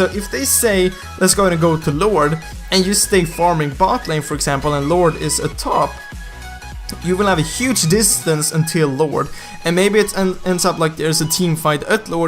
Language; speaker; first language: English; non-native, fluent; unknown